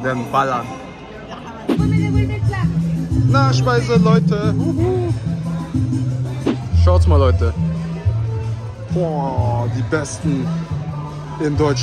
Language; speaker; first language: German; early bilingual, other home language; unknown